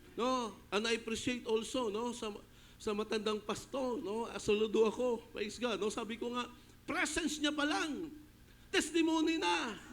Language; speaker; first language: Filipino; non-native, local second language; Hiligaynon